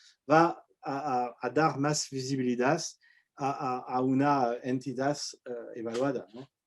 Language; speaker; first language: Spanish; non-native, fluent; French